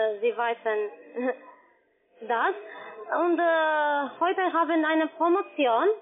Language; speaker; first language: German; non-native, learner; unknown